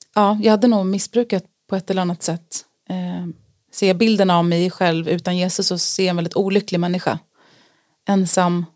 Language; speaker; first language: Swedish; native; Swedish